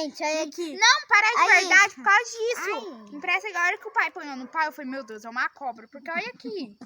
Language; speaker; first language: Portuguese; native; Portuguese